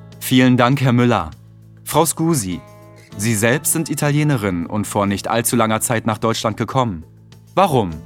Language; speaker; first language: German; native; German